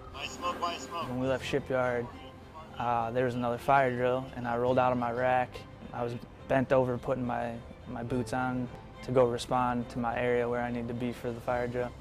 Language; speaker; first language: English; native; English